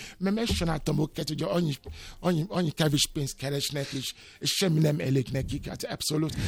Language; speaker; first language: Hungarian; non-native, learner; Yoruba